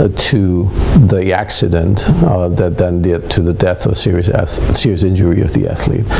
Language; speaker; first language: English; non-native, fluent; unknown